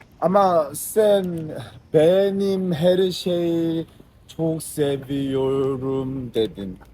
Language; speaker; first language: Turkish; non-native, learner; Korean